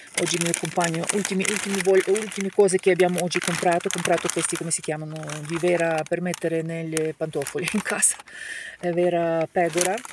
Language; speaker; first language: Italian; non-native, learner; Ukrainian